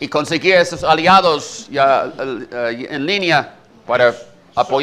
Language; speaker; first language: Spanish; native; Spanish